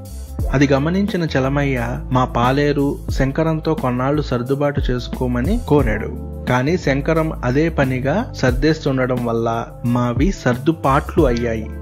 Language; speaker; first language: Telugu; native; Telugu